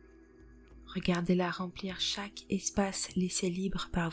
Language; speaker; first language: French; native; French